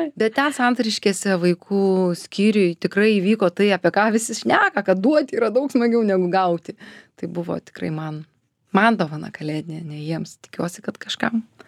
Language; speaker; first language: Lithuanian; native; Lithuanian